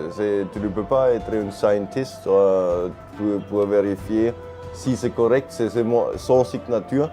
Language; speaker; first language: French; non-native, fluent; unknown